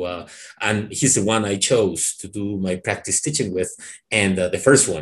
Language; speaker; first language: English; non-native, fluent; Spanish